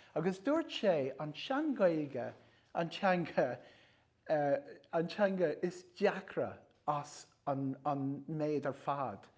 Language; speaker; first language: Irish; non-native, local second language; English